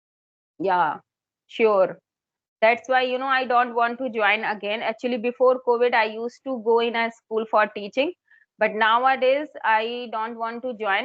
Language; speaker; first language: English; non-native, local second language; Hindi